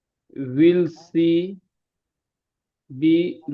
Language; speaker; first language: English; non-native, learner; Hindi